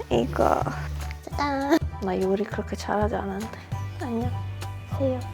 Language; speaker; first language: Korean; non-native, fluent; Swedish